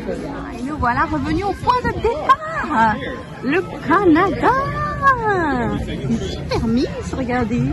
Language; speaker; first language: French; native; French